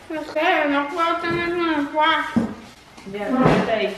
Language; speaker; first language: Spanish; early bilingual, heritage; English